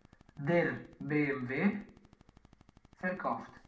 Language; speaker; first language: German; non-native, learner; Romanian